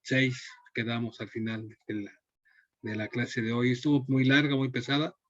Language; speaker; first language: Spanish; native; Spanish